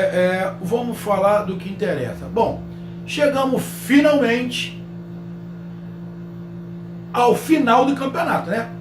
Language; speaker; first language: Portuguese; native; Portuguese